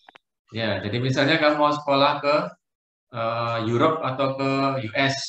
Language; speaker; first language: Indonesian; native; Indonesian